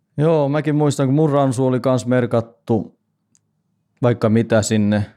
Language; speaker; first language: Finnish; non-native, local second language; Swedish